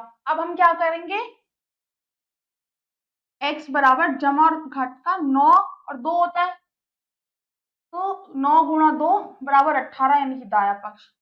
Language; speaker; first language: Hindi; native; Hindi